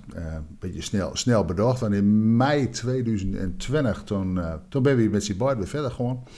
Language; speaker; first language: Dutch; non-native, local second language; Low German